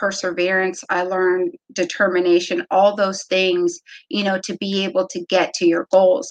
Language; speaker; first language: English; native; English